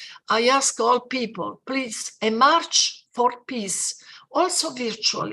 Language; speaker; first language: English; non-native, fluent; Italian